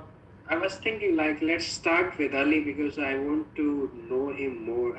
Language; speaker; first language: English; non-native, fluent; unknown